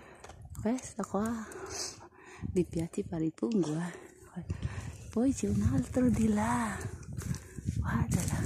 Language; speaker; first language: Italian; non-native, learner; Filipino